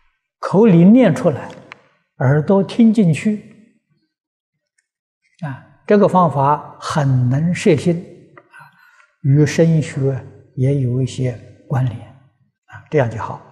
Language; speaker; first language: Chinese; native; Chinese